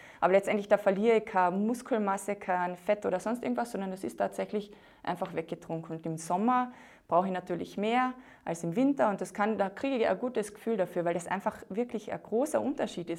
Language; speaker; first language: German; native; German